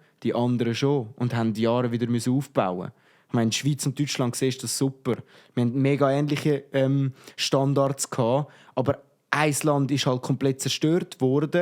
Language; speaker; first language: German; native; German